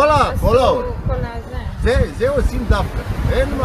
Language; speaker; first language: Hebrew; non-native, learner; Romanian